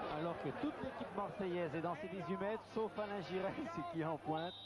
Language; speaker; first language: French; native; French